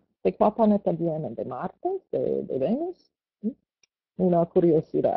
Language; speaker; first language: Spanish; non-native, fluent; English